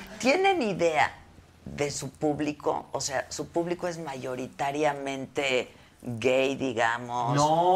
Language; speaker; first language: Spanish; native; Spanish